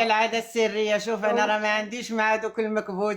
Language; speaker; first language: Arabic; native; Arabic